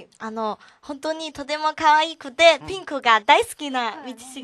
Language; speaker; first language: Japanese; non-native, learner; Chinese